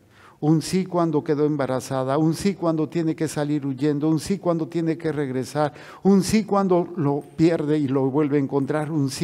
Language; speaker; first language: Spanish; native; Spanish